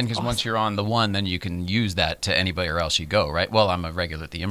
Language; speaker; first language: English; native; English